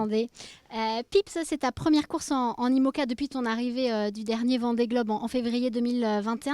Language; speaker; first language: French; native; French